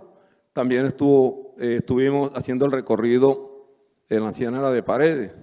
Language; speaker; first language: Spanish; native; Spanish